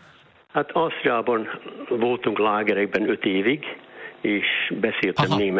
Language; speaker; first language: Hungarian; early bilingual, heritage; Hungarian